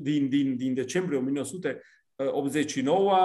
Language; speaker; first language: Romanian; non-native, fluent; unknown